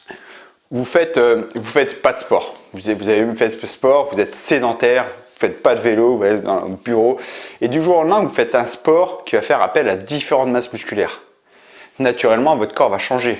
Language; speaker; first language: French; native; French